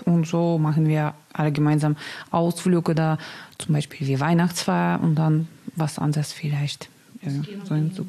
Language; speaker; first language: German; non-native, learner; Russian